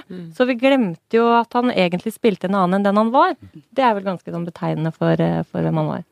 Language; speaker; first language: Norwegian; native; Norwegian